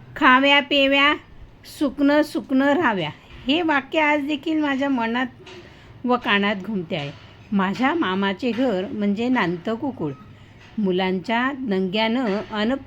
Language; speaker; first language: Marathi; non-native, local second language; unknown